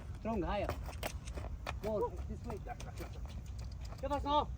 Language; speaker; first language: English; non-native, learner; Arabic